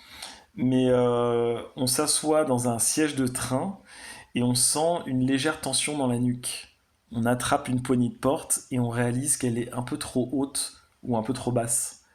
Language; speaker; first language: French; native; French